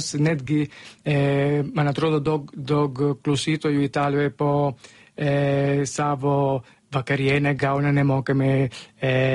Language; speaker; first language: Lithuanian; non-native, learner; Italian